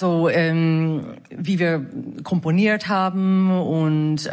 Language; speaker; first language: German; non-native, fluent; English